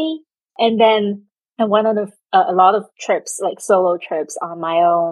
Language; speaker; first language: English; non-native, local second language; Cantonese